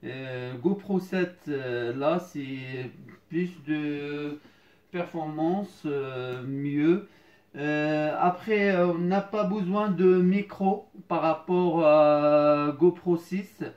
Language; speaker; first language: French; non-native, fluent; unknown